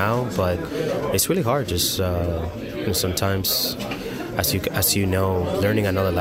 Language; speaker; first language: English; non-native, fluent; Spanish